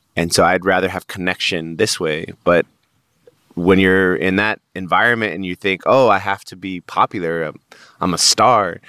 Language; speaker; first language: English; native; English